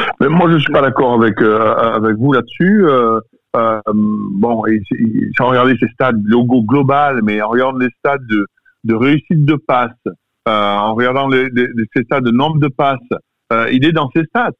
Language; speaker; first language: French; native; French